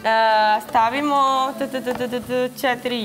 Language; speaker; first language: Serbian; non-native, learner; Spanish